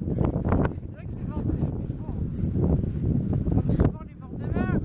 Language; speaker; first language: French; native; French